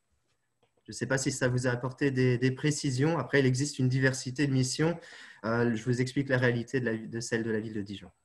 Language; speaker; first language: French; native; French